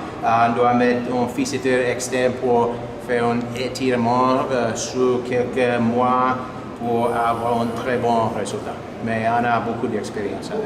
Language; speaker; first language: French; non-native, learner; English